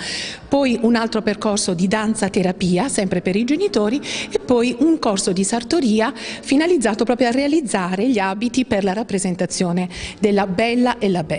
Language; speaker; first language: Italian; native; Italian